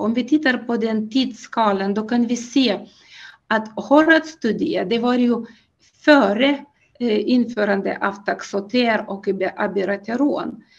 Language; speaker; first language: Swedish; non-native, fluent; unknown